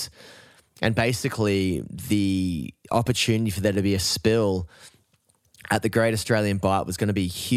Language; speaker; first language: English; native; English